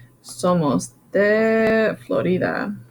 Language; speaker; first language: Spanish; non-native, fluent; English